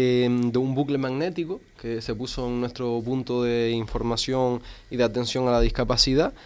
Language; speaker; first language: Spanish; native; Spanish